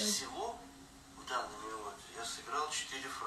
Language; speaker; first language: Russian; native; Russian